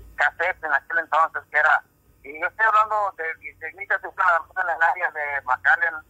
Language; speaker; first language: Spanish; native; Spanish